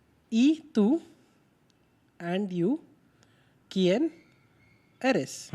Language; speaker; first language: Spanish; non-native, learner; Hindi